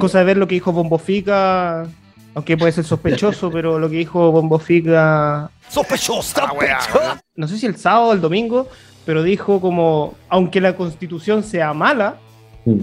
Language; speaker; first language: Spanish; native; Spanish